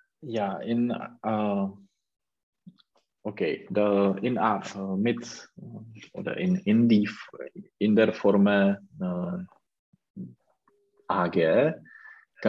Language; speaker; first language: German; non-native, learner; Czech